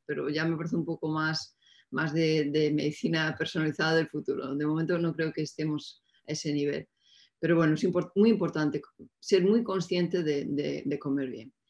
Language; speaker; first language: Spanish; native; Spanish